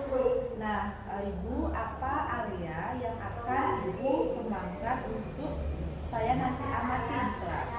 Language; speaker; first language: Indonesian; native; Indonesian